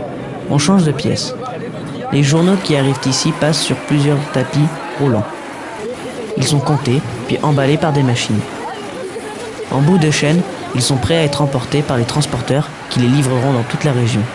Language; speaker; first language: French; native; French